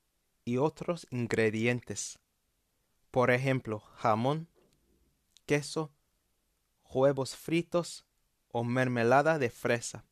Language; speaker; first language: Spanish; non-native, fluent; English